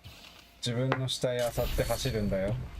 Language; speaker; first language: Japanese; native; Japanese